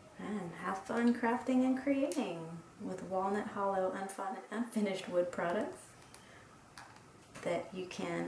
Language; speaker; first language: English; native; English